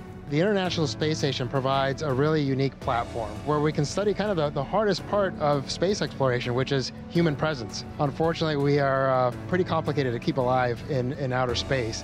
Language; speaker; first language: English; early bilingual, other home language; Spanish